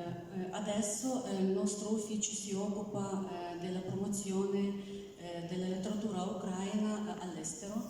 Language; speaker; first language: Italian; non-native, learner; Ukrainian